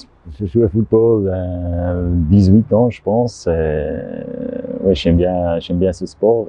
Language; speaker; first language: French; non-native, learner; German